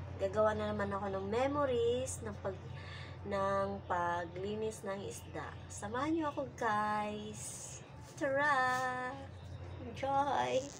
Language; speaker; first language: Filipino; non-native, local second language; Cebuano